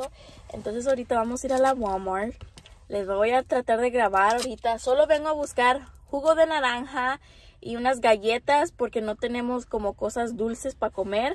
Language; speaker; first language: Spanish; early bilingual, heritage; Spanish